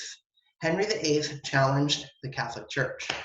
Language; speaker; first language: English; native; English